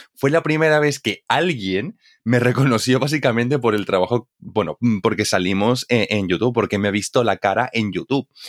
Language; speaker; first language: Spanish; native; Spanish